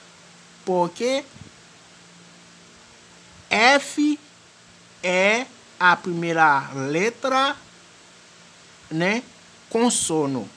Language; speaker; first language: Portuguese; non-native, fluent; French